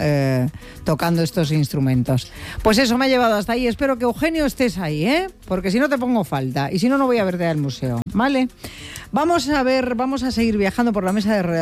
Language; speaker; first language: Spanish; native; Spanish